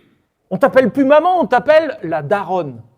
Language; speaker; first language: French; native; French